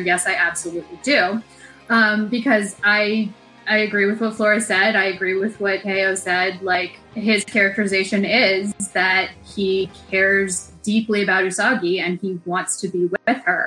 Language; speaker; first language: English; native; English